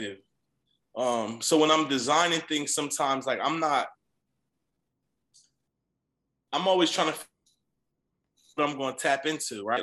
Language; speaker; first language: English; native; English